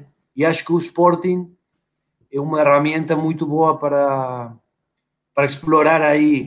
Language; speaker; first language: Portuguese; non-native, fluent; Spanish